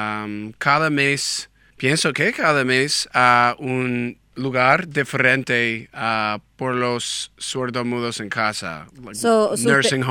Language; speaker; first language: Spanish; non-native, learner; English